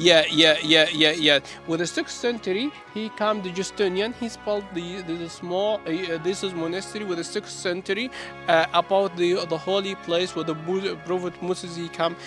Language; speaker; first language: English; non-native, learner; Arabic